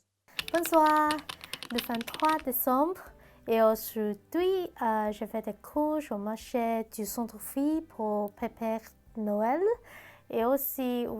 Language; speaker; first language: French; non-native, learner; Cantonese